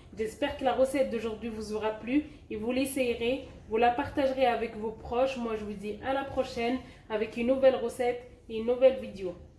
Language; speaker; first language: French; non-native, local second language; Arabic